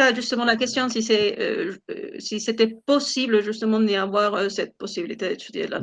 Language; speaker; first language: French; non-native, fluent; Spanish